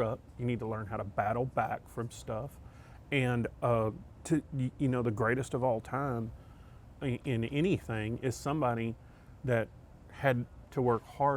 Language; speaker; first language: English; native; English